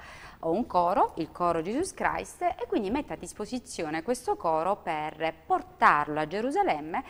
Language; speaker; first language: Italian; native; Italian